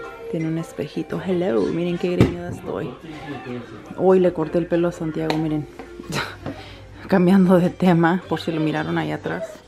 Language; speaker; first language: Spanish; early bilingual, heritage; Spanish